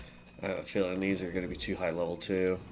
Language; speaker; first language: English; native; English